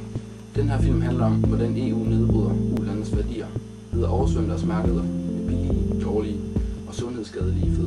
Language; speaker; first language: Danish; native; Danish